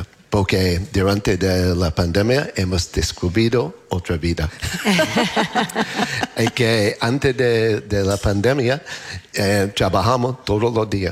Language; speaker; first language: Spanish; non-native, learner; English